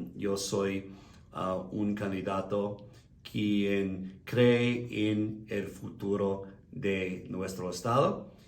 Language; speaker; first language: Spanish; non-native, learner; English